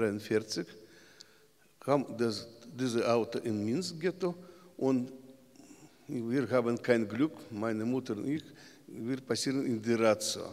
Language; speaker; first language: German; non-native, learner; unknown